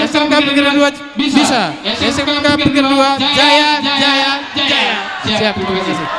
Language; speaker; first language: Indonesian; native; Indonesian